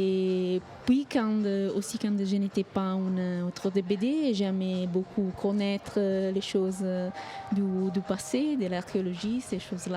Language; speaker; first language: French; non-native, fluent; Italian